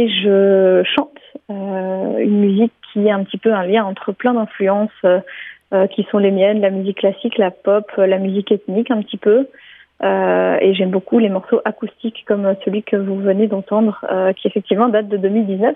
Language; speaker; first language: French; native; French